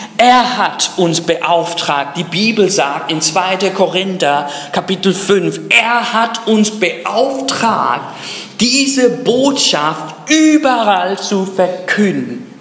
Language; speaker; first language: German; non-native, fluent; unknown